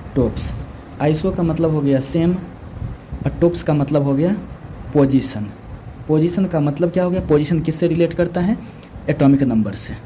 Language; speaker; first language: Hindi; native; Hindi